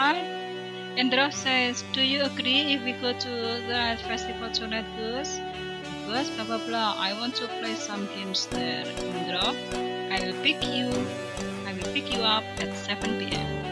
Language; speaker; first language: English; non-native, fluent; Indonesian